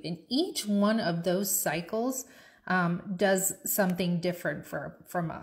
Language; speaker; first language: English; native; English